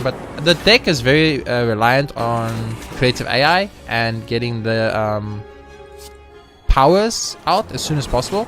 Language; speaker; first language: English; native; English